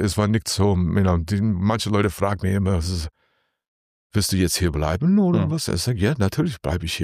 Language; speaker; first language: German; non-native, learner; English